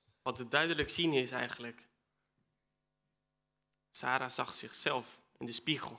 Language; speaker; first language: Dutch; non-native, fluent; Spanish